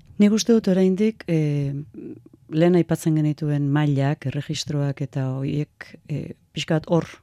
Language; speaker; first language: Basque; native; Basque